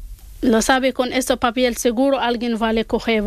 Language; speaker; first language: Spanish; non-native, learner; Arabic